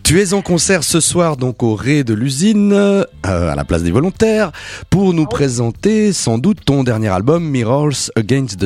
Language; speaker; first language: French; native; French